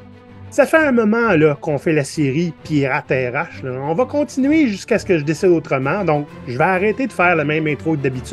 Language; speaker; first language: French; native; French